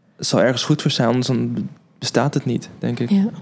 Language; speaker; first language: Dutch; native; Dutch